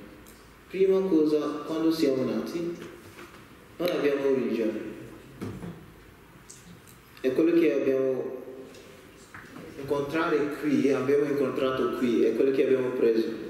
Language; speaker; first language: Italian; non-native, learner; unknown